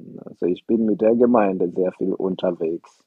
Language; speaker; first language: German; non-native, fluent; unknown